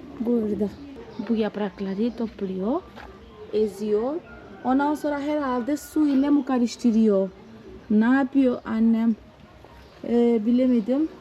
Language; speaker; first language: Turkish; non-native, fluent; Portuguese